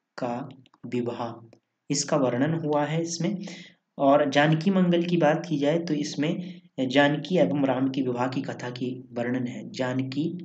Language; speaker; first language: Hindi; native; Hindi